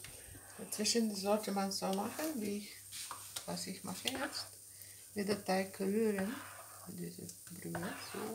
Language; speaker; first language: German; non-native, learner; Bulgarian